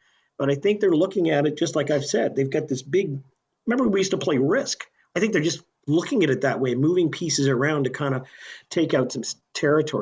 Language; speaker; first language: English; native; English